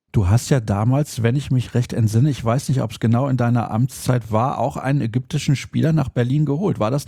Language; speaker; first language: German; native; German